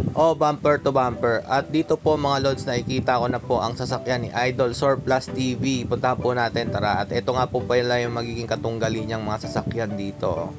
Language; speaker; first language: Filipino; non-native, local second language; Cebuano